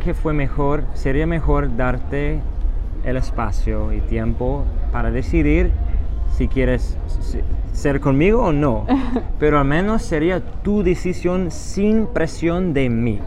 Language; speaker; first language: Spanish; non-native, fluent; English